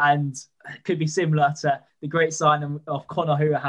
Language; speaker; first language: English; native; English